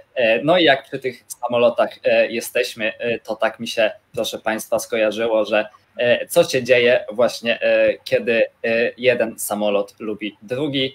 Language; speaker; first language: Polish; native; Polish